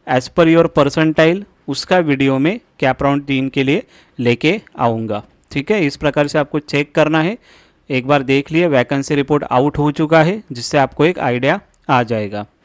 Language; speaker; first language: Hindi; non-native, local second language; Marathi